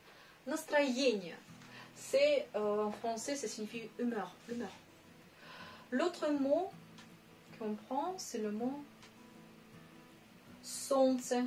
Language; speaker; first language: French; non-native, fluent; Russian